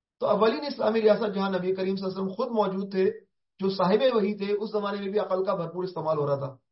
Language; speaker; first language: Urdu; native; Urdu